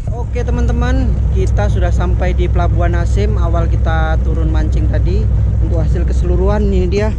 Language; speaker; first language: Malay; native; Malay